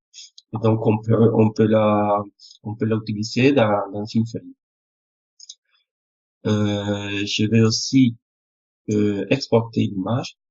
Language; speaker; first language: French; non-native, fluent; Spanish